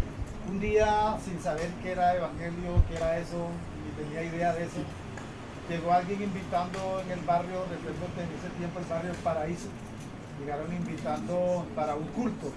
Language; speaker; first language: Spanish; native; Spanish